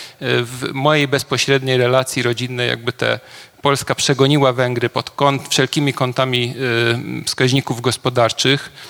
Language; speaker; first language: Polish; non-native, fluent; Hungarian